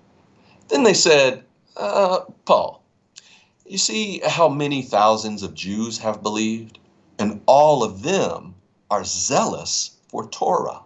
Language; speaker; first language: English; native; English